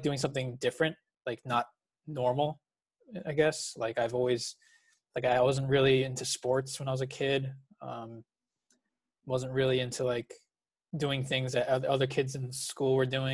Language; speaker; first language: English; native; English